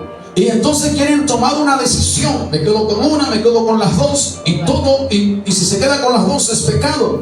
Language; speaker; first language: Spanish; native; Spanish